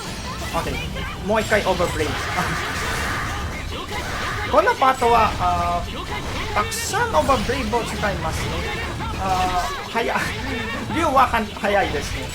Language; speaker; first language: Japanese; non-native, learner; Filipino